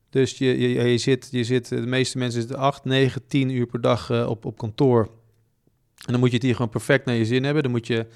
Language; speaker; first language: Dutch; native; Dutch